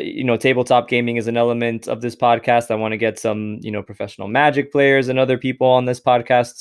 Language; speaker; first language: English; native; English